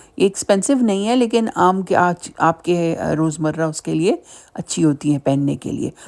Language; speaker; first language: Urdu; native; Urdu